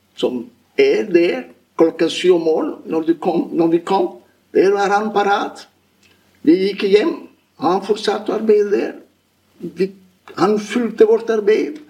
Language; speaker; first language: Norwegian; non-native, fluent; Italian